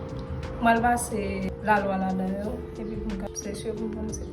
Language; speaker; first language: French; non-native, learner; Haitian Creole